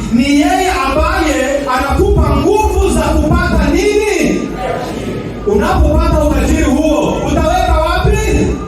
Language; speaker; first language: Swahili; non-native, local second language; Kinyarwanda